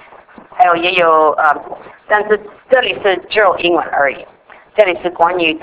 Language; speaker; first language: Chinese; non-native, fluent; English